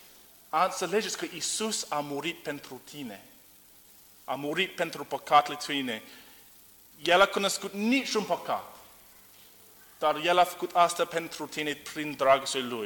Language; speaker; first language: Romanian; non-native, learner; English